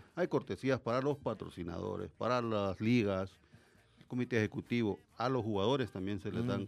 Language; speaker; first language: Spanish; native; Spanish